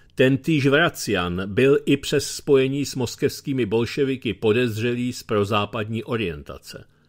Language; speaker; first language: Czech; native; Czech